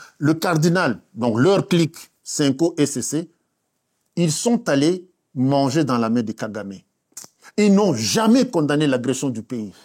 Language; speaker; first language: French; non-native, local second language; Luba-Lulua